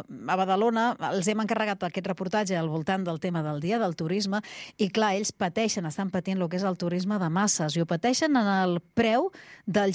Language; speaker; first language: Catalan; native; Catalan